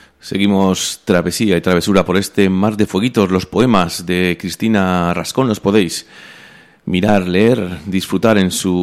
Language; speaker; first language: Spanish; native; Spanish